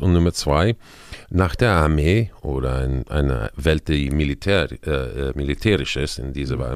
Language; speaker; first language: German; non-native, fluent; Spanish